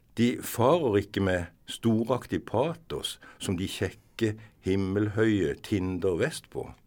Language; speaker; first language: Norwegian; native; Norwegian